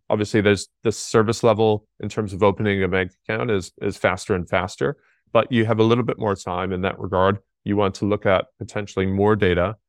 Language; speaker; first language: English; native; English